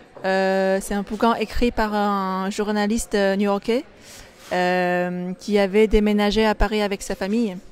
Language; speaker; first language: French; non-native, fluent; Chinese